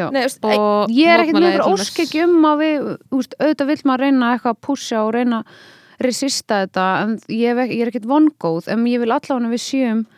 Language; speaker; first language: Icelandic; early bilingual, other home language; French